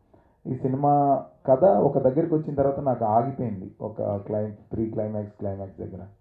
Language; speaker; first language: Telugu; native; Telugu